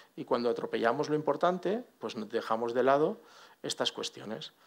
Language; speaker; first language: Spanish; non-native, local second language; Catalan